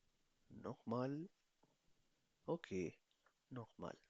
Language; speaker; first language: German; non-native, fluent; Urdu